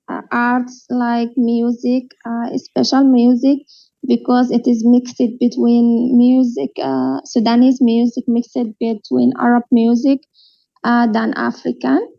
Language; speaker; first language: English; non-native, learner; Arabic